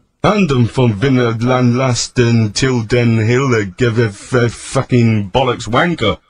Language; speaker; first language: Swedish; non-native, learner; English